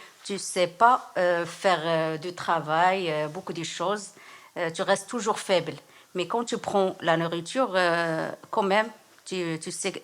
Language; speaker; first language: French; non-native, learner; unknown